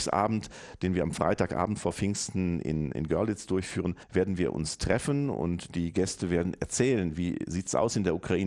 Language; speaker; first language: German; native; German